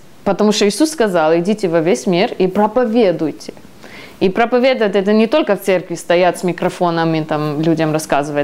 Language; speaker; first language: Russian; early bilingual, heritage; Russian